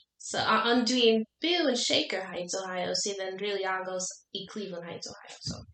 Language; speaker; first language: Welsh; non-native, learner; English